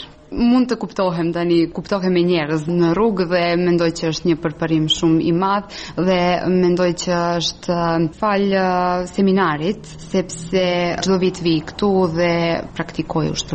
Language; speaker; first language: Albanian; non-native, fluent; Serbian